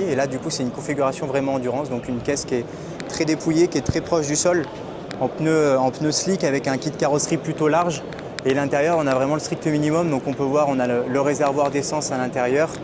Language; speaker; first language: French; native; French